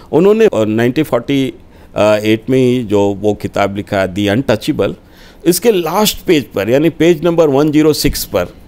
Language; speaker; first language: Hindi; native; Hindi